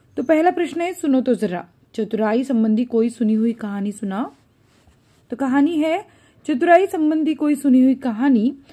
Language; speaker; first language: Hindi; non-native, local second language; Marathi